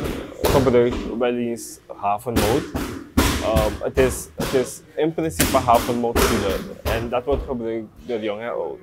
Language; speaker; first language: Dutch; native; Dutch